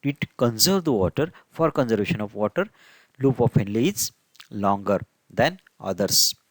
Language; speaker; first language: English; non-native, local second language; Marathi